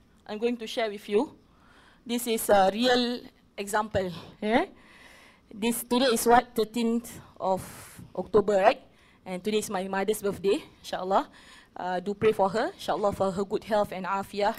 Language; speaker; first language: English; non-native, local second language; Malay